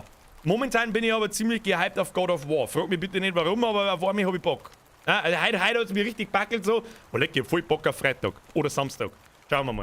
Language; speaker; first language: German; native; German